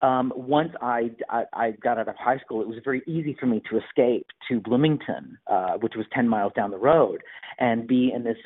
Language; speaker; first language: English; native; English